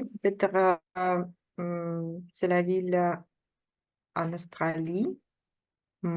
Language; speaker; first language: French; non-native, fluent; Russian